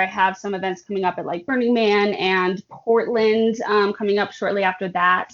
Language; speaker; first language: English; native; English